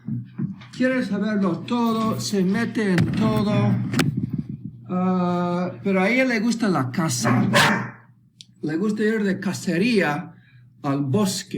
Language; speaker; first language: Spanish; early bilingual, heritage; English